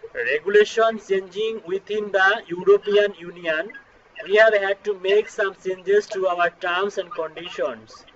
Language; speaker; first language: English; non-native, local second language; Bangla